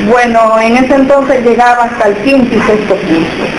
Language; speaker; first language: Spanish; native; Spanish